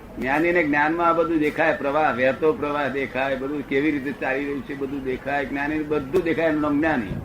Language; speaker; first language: Gujarati; native; Gujarati